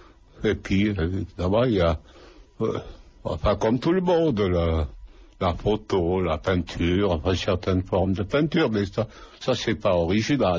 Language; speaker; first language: French; non-native, fluent; Lithuanian